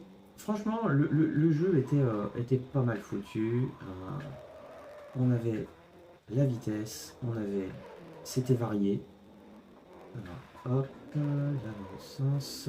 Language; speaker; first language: French; native; French